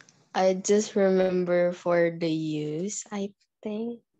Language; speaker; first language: English; non-native, learner; Indonesian